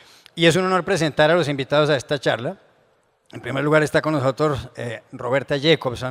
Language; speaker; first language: Spanish; native; Spanish